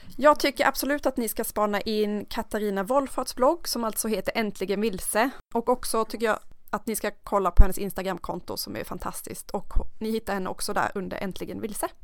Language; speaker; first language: Swedish; native; Swedish